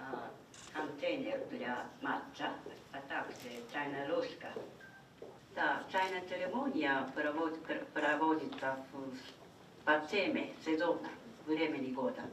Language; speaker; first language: Russian; non-native, fluent; Japanese